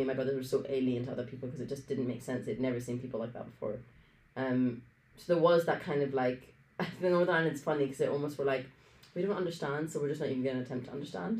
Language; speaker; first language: English; early bilingual, other home language; Arabic